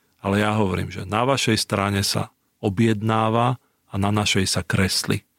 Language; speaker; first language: Slovak; native; Slovak